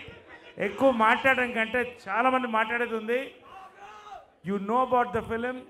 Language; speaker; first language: Telugu; native; Telugu